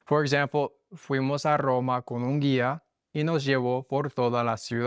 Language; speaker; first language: Spanish; non-native, fluent; English